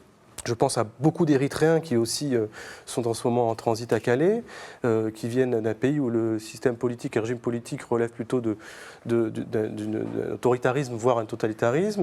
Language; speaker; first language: French; native; French